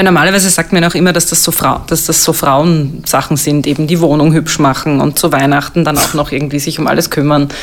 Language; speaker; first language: German; native; German